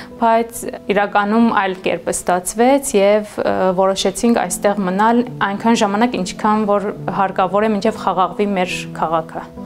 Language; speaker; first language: Armenian; early bilingual, heritage; Armenian